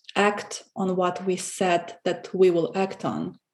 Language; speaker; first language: English; non-native, fluent; Romanian